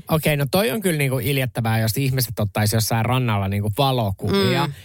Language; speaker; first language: Finnish; native; Finnish